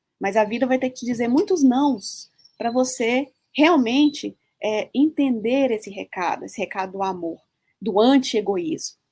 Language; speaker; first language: Portuguese; early bilingual, heritage; Portuguese